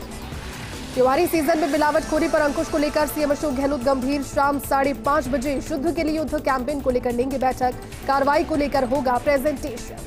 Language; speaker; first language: Hindi; native; Hindi